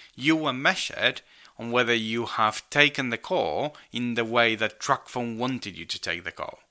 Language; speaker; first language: English; non-native, fluent; Spanish